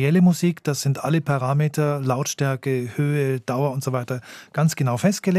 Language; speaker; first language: German; native; German